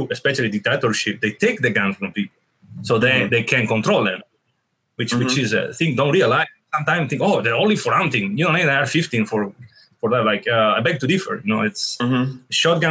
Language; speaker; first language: English; non-native, fluent; Italian